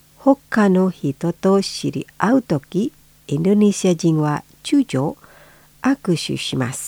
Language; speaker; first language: Japanese; non-native, fluent; Indonesian